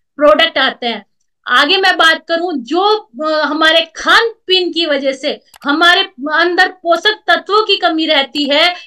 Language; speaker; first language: Hindi; native; Hindi